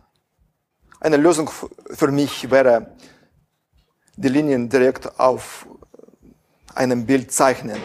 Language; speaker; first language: German; non-native, fluent; Russian